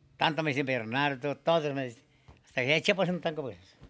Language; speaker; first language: Spanish; native; Spanish